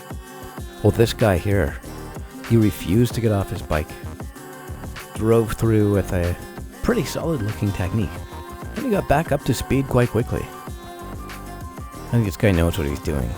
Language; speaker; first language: English; native; English